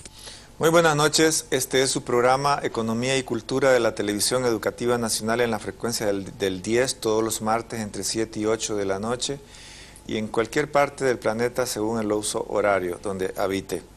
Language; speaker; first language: Spanish; native; Spanish